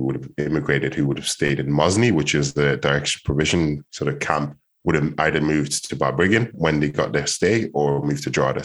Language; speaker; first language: English; native; English